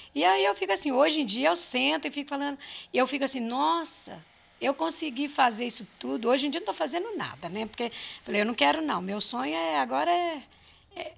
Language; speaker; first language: Portuguese; native; Portuguese